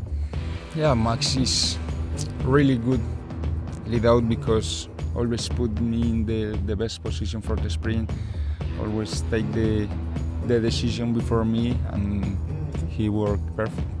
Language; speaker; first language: English; non-native, learner; Spanish